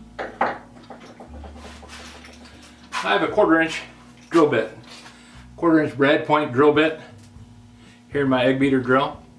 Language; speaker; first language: English; native; English